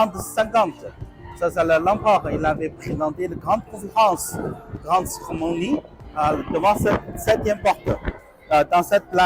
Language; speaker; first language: French; non-native, learner; Chinese